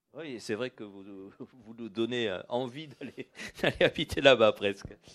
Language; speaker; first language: French; native; French